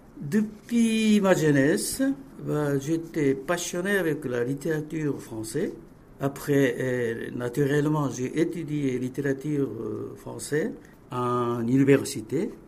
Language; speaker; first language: French; non-native, fluent; Korean